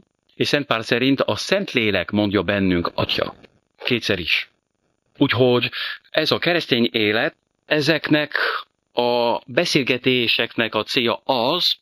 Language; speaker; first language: Hungarian; non-native, fluent; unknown